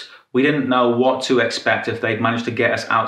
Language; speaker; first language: English; native; English